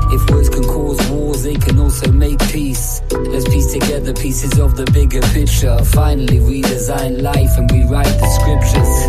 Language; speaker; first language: English; native; English